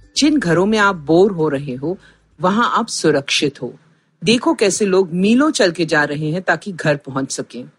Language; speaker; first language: Hindi; non-native, local second language; Punjabi